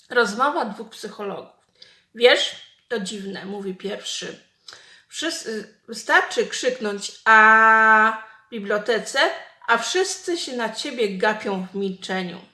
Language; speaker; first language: Polish; native; Polish